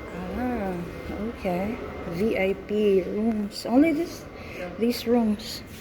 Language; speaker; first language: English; non-native, learner; Filipino